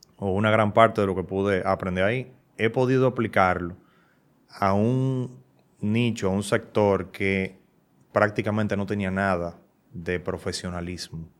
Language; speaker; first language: Spanish; native; Spanish